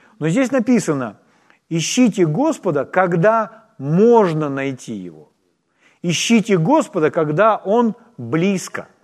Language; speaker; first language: Russian; non-native, local second language; Ukrainian